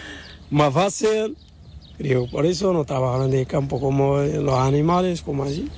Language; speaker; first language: Spanish; non-native, learner; Arabic